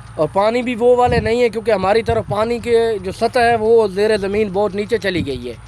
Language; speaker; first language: Urdu; non-native, local second language; Punjabi